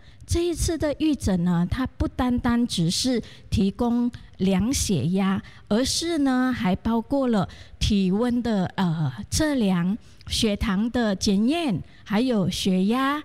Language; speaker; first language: Chinese; native; Chinese